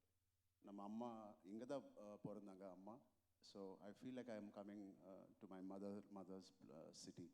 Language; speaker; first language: Tamil; non-native, local second language; Telugu